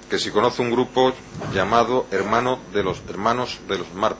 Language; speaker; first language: Spanish; native; Spanish